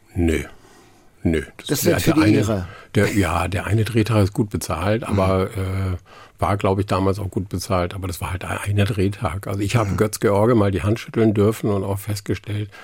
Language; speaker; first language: German; non-native, local second language; Low German